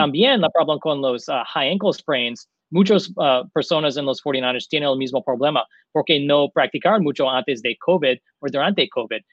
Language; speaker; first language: Spanish; non-native, learner; English